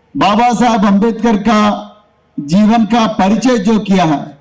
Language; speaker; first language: Hindi; non-native, local second language; Telugu